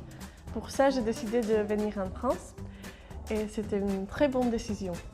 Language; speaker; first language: French; non-native, fluent; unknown